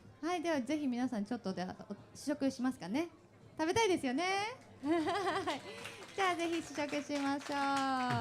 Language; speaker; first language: Japanese; native; Japanese